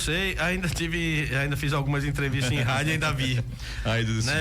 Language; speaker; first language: Portuguese; native; Portuguese